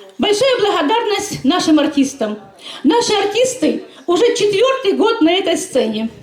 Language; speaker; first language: Russian; native; Russian